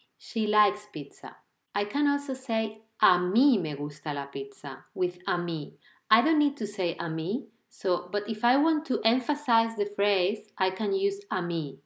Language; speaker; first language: English; non-native, fluent; Spanish